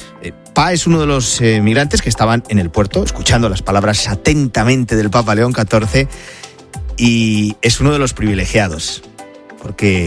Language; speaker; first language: Spanish; native; Spanish